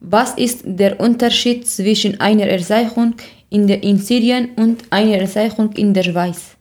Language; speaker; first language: German; non-native, learner; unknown